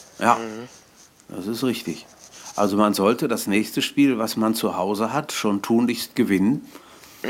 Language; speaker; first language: German; native; German